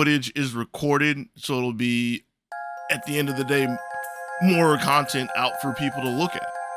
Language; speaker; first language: English; native; English